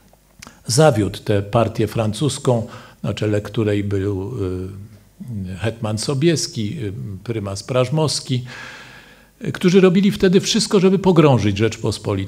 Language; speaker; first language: Polish; native; Polish